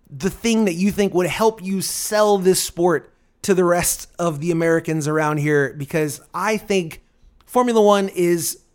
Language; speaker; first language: English; native; English